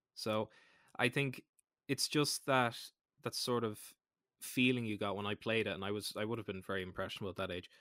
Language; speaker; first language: English; native; English